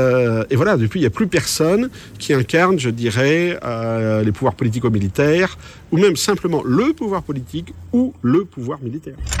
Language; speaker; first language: French; native; French